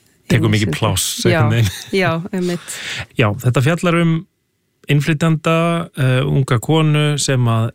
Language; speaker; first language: Icelandic; native; Icelandic